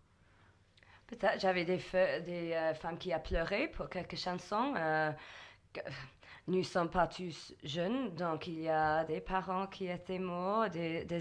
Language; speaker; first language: French; non-native, learner; English